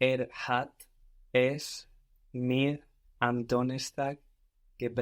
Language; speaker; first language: German; non-native, learner; English